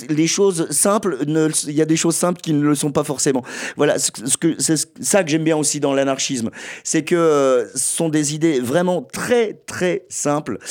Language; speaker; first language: French; native; French